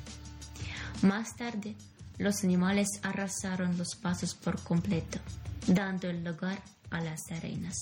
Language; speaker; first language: Spanish; non-native, fluent; Ukrainian